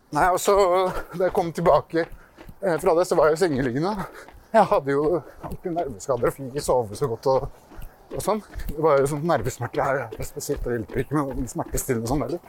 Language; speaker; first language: Norwegian; early bilingual, other home language; Persian